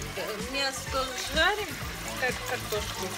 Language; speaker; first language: Russian; non-native, learner; Tajik